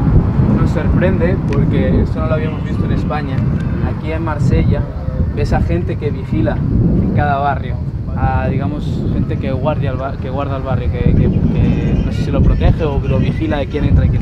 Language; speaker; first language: Spanish; native; Spanish